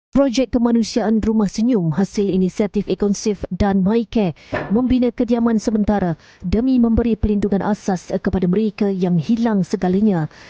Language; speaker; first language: Malay; native; Malay